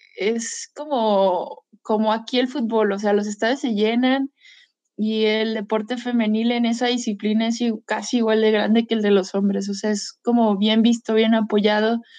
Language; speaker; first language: Spanish; native; Spanish